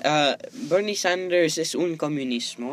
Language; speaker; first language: Spanish; non-native, learner; English